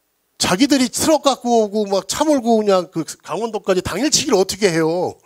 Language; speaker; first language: Korean; native; Korean